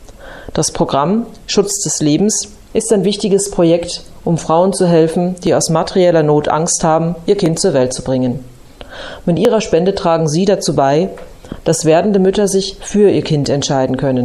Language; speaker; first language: German; native; German